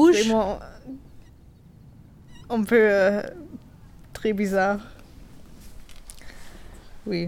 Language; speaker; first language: French; non-native, learner; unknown